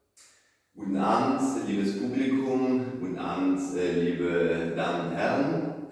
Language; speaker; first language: German; non-native, fluent; Italian